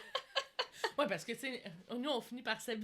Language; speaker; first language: French; native; French